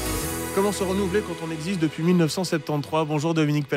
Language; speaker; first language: French; native; French